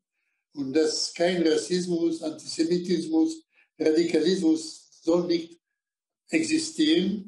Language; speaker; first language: German; non-native, fluent; Slovak